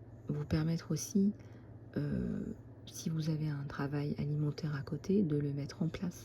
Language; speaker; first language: French; native; French